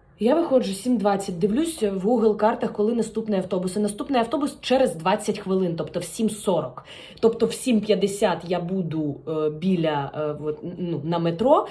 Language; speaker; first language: Ukrainian; non-native, local second language; Russian